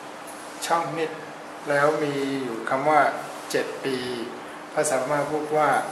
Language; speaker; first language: Thai; non-native, fluent; Burmese